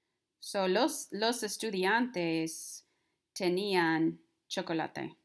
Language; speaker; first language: Spanish; non-native, fluent; English